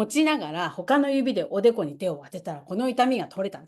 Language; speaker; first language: Japanese; native; Japanese